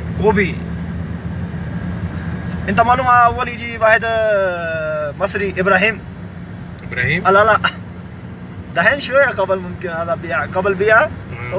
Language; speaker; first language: Arabic; non-native, learner; Punjabi